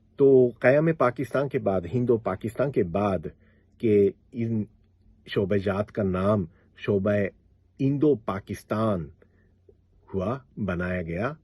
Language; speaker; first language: Urdu; non-native, fluent; Japanese